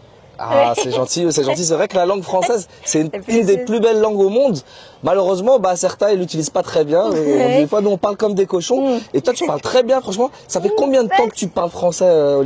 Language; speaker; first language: French; native; French